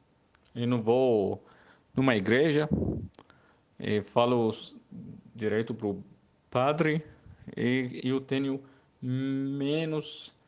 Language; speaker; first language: Portuguese; non-native, learner; Arabic